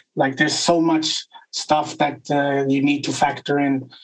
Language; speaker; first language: English; non-native, fluent; Swedish